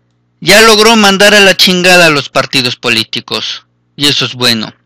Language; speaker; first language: Spanish; native; Spanish